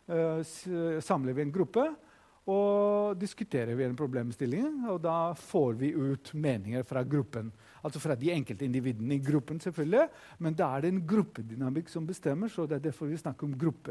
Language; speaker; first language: Norwegian; non-native, fluent; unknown